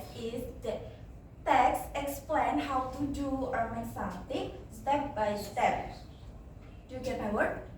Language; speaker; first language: English; non-native, learner; Indonesian